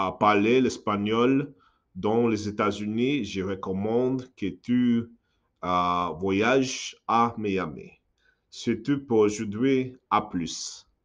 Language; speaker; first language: French; non-native, learner; English